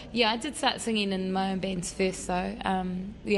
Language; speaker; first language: English; native; English